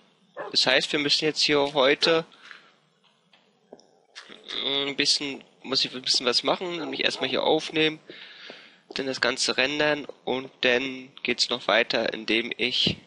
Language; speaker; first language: German; native; German